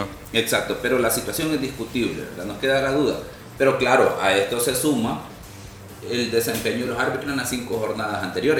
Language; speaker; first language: Spanish; native; Spanish